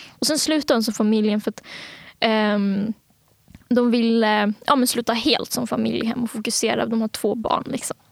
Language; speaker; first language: Swedish; early bilingual, other home language; Bangla